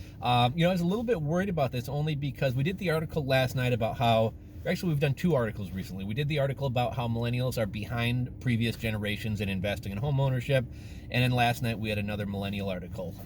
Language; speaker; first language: English; native; English